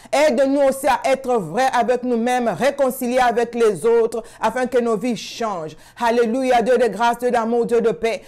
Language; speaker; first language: French; non-native, local second language; Swahili